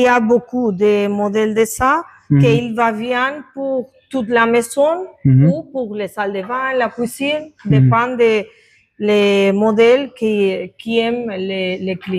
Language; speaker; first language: French; non-native, learner; Spanish